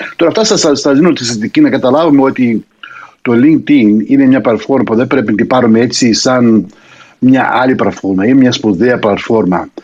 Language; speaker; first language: Greek; early bilingual, heritage; Greek